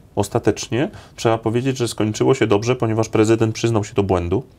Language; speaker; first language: Polish; native; Polish